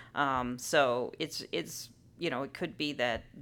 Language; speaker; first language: English; native; English